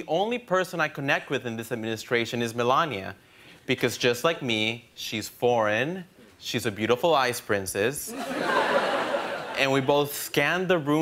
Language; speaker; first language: English; non-native, fluent; Spanish